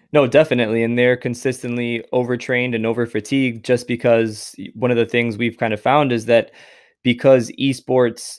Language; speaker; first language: English; native; English